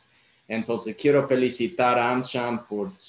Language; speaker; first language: Spanish; non-native, fluent; English